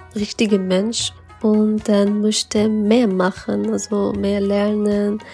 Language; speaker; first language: German; non-native, fluent; Persian